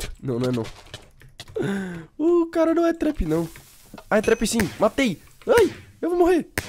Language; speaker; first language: Portuguese; native; Portuguese